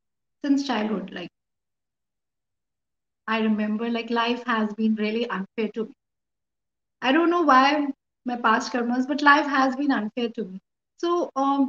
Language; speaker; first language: English; non-native, local second language; Hindi